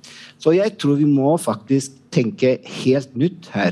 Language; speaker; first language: Norwegian; non-native, fluent; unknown